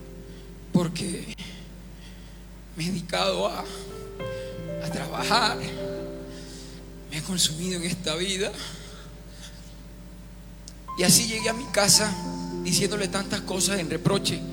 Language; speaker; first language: Spanish; native; Spanish